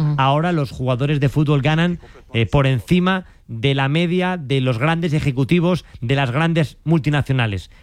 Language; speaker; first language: Spanish; native; Spanish